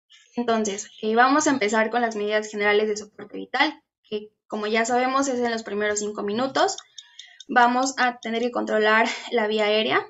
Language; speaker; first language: Spanish; native; Spanish